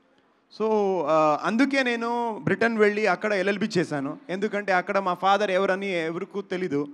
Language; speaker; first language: Telugu; non-native, local second language; Kannada